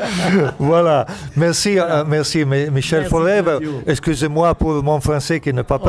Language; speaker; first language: French; non-native, fluent; Italian